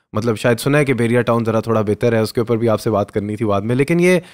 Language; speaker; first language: Urdu; native; Urdu